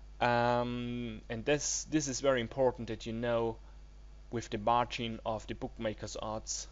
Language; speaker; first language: English; non-native, learner; German